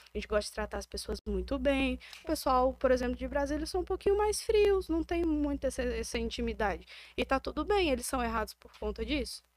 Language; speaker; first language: Portuguese; native; Portuguese